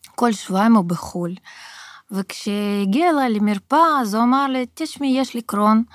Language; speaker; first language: Hebrew; early bilingual, other home language; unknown